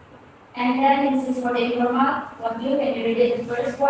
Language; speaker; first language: English; non-native, fluent; Indonesian